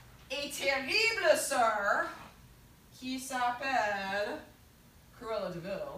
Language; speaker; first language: French; non-native, fluent; English